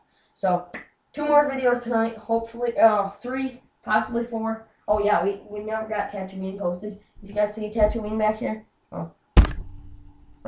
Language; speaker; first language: English; native; English